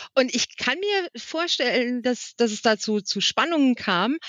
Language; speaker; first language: German; native; German